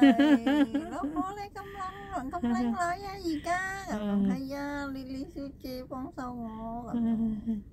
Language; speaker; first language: Cantonese; non-native, learner; Indonesian